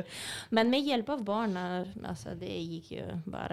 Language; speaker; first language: Swedish; non-native, fluent; Russian